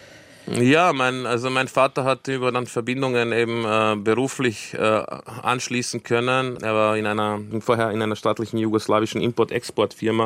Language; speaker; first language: German; early bilingual, other home language; Croatian